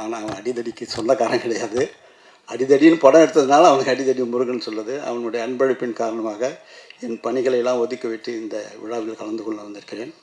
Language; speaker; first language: Tamil; native; Tamil